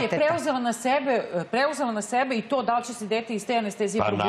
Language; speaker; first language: Serbian; native; Serbian